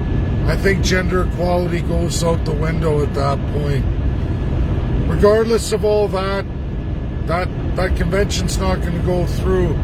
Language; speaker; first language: English; native; English